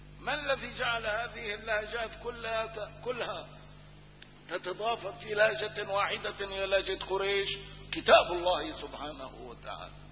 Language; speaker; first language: Arabic; non-native, local second language; Kurdish